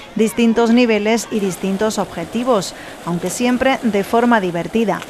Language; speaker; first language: Spanish; native; Spanish